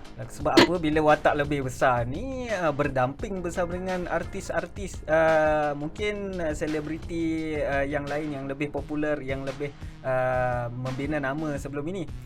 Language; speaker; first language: Malay; native; Malay